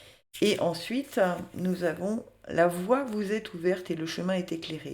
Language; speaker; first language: French; native; French